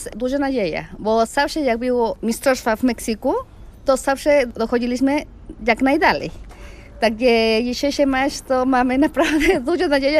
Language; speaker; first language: Polish; non-native, learner; Spanish